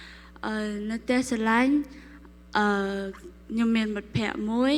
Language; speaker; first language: Khmer; non-native, local second language; Korean